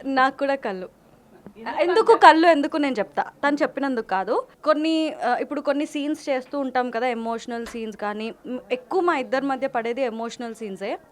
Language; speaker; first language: Telugu; native; Telugu